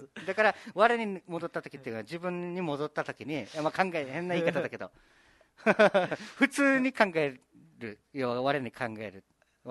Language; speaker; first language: Japanese; native; Japanese